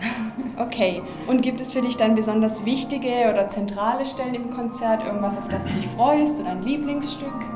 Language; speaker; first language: German; native; German